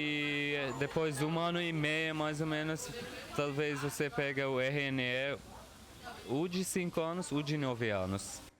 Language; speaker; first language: Portuguese; non-native, learner; Arabic